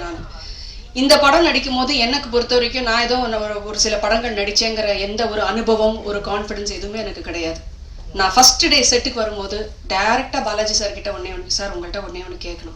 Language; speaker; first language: Tamil; native; Tamil